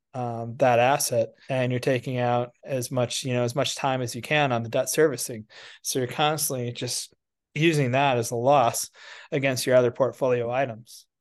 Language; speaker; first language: English; native; English